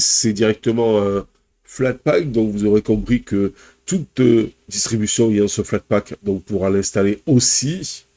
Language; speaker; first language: French; native; French